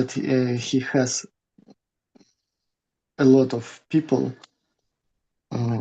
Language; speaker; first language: English; non-native, learner; Russian